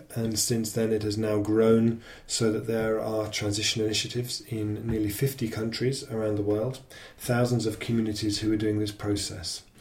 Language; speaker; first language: English; native; English